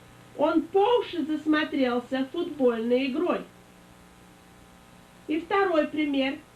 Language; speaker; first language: Russian; native; Russian